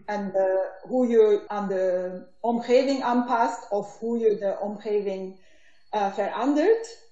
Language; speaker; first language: Dutch; non-native, learner; Turkish